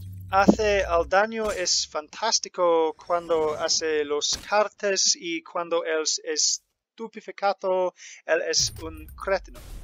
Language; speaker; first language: Spanish; non-native, learner; English